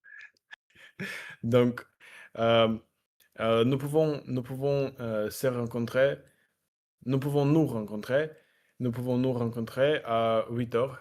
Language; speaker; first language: French; non-native, learner; Russian